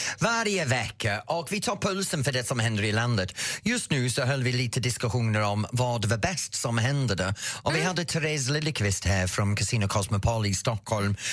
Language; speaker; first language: Swedish; non-native, fluent; English